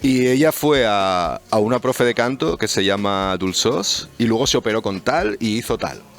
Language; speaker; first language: Spanish; native; Spanish